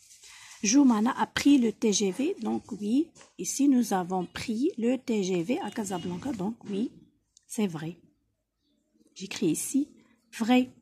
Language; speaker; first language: French; non-native, local second language; Arabic